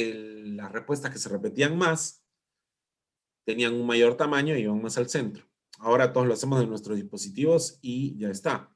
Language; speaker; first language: Spanish; native; Spanish